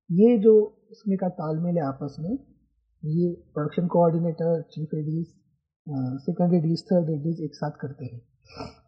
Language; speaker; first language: Hindi; non-native, local second language; Marathi